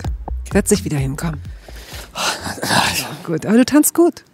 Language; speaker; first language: German; native; German